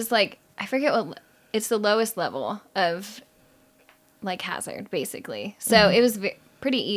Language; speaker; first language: English; native; English